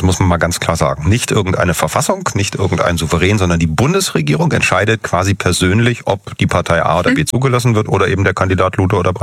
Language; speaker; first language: German; native; German